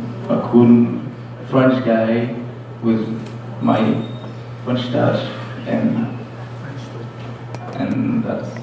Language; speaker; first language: English; non-native, learner; French